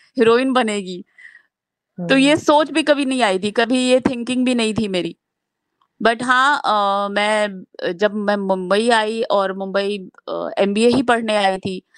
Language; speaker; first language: Hindi; native; Hindi